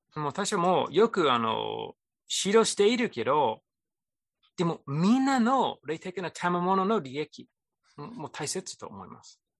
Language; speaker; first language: Japanese; non-native, fluent; English